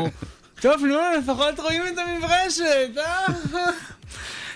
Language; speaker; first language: Hebrew; native; Hebrew